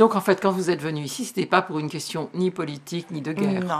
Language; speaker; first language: French; native; French